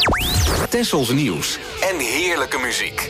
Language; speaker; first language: Dutch; native; Dutch